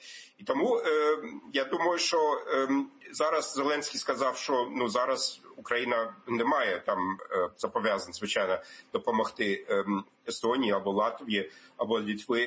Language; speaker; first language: Ukrainian; non-native, fluent; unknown